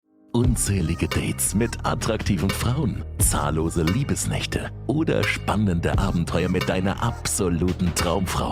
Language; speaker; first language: German; native; German